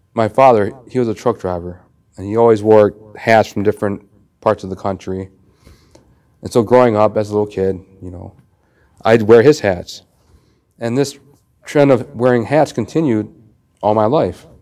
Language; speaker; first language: English; native; English